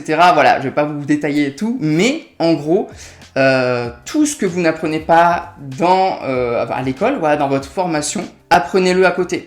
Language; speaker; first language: French; native; French